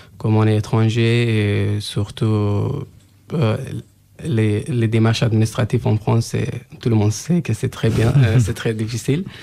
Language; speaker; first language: French; non-native, learner; Persian